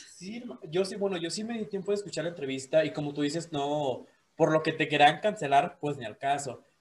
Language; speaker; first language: Spanish; native; Spanish